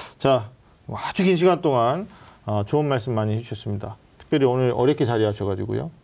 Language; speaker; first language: Korean; native; Korean